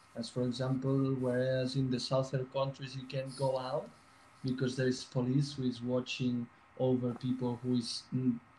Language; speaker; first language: English; non-native, fluent; Spanish